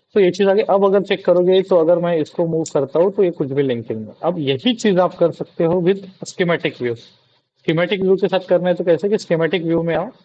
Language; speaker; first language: Hindi; non-native, local second language; Marathi